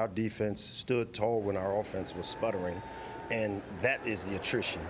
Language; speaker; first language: English; native; English